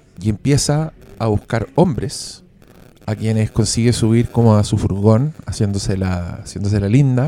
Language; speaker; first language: Spanish; native; Spanish